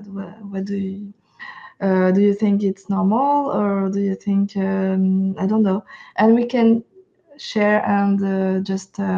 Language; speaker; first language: English; non-native, fluent; French